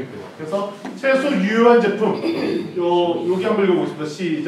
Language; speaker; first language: Korean; native; Korean